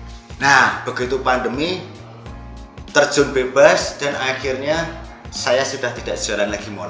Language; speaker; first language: Indonesian; non-native, local second language; Javanese